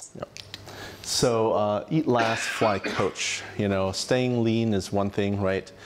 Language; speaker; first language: English; native; English